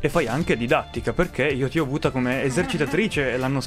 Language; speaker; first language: Italian; native; Italian